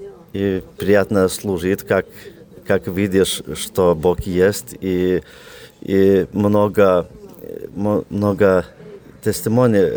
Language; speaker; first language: Russian; non-native, learner; Lithuanian